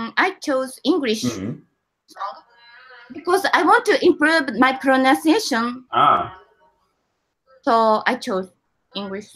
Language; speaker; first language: English; non-native, learner; Japanese